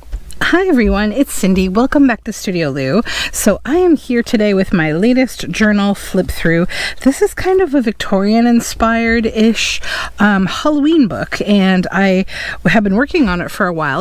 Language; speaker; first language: English; native; English